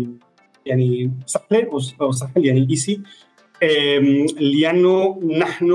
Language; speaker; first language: Arabic; non-native, fluent; Spanish